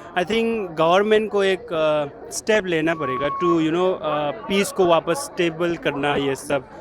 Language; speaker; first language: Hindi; non-native, local second language; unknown